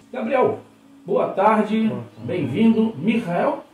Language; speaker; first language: Portuguese; native; Portuguese